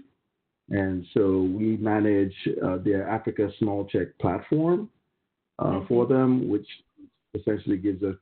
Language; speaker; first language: English; non-native, local second language; Yoruba